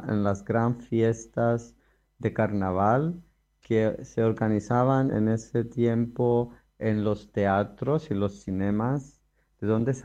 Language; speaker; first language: Spanish; non-native, fluent; Greek